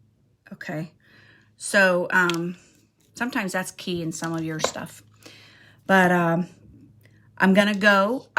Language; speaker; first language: English; native; English